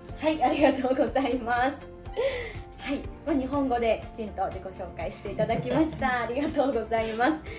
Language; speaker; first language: Japanese; native; Japanese